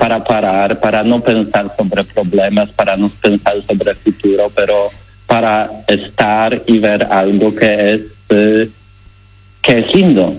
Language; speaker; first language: Spanish; non-native, learner; Polish